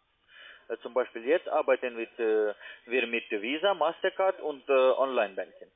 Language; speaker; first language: German; non-native, learner; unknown